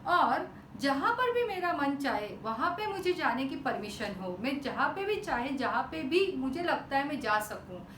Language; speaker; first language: Hindi; non-native, local second language; Marathi